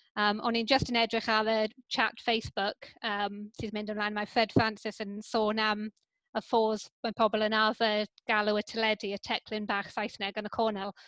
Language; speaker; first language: Welsh; non-native, local second language; English